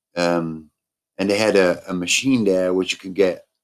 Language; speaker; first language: English; non-native, fluent; Dutch